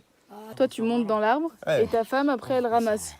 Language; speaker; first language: French; native; French